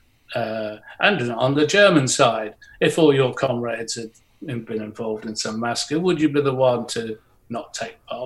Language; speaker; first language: English; native; English